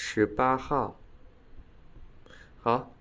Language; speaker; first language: Chinese; non-native, fluent; Khmer